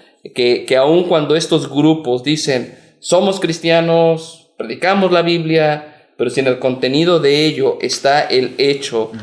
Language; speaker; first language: Spanish; native; Spanish